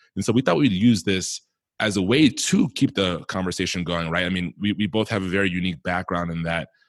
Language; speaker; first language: English; native; English